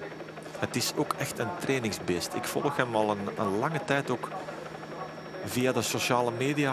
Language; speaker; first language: Dutch; native; Dutch